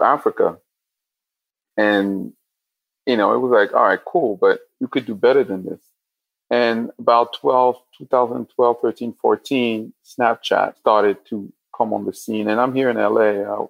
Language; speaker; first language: English; non-native, local second language; French